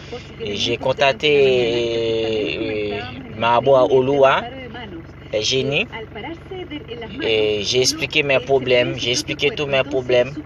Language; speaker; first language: French; non-native, learner; Haitian Creole